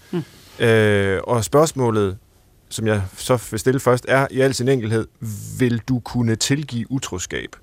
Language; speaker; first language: Danish; native; Danish